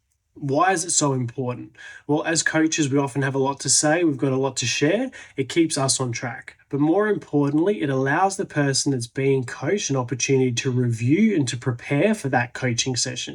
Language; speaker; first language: English; native; English